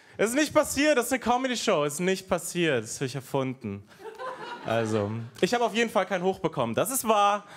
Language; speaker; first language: German; native; German